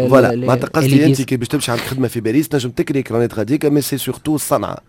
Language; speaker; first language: Arabic; native; Arabic